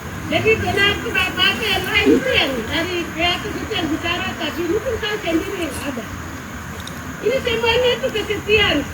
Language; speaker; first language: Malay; non-native, local second language; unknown